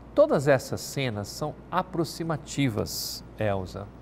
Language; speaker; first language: Portuguese; native; Portuguese